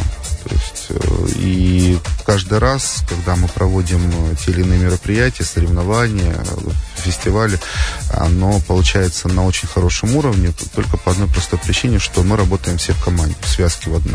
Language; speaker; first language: Russian; native; Russian